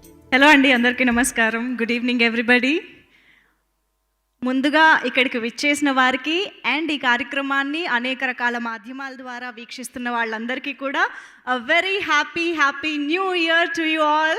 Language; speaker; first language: Telugu; native; Telugu